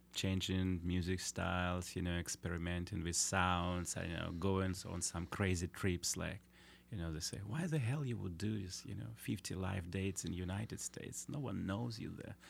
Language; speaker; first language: English; non-native, fluent; Russian